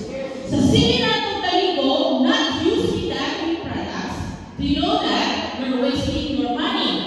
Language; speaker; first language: English; non-native, local second language; Cebuano